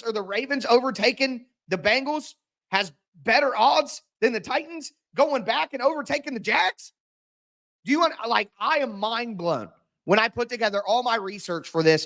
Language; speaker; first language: English; native; English